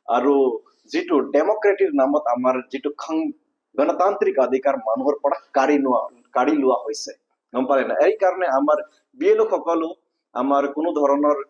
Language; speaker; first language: Assamese; non-native, local second language; Nepali